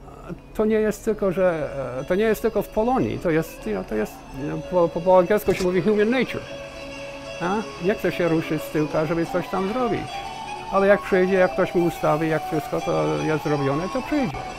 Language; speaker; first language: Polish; early bilingual, heritage; Polish